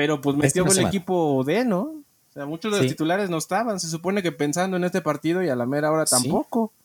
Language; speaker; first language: Spanish; native; Spanish